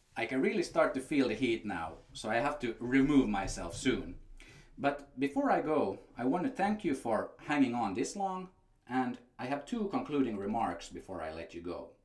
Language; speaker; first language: English; non-native, fluent; Finnish